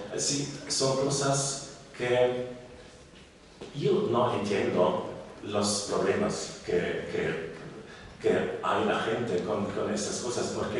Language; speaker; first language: Spanish; non-native, learner; German